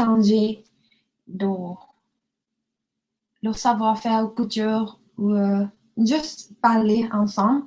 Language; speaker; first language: French; non-native, learner; Japanese